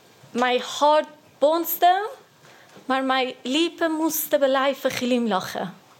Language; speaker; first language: Dutch; non-native, fluent; Persian